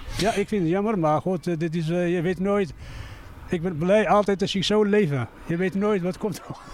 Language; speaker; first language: Dutch; non-native, learner; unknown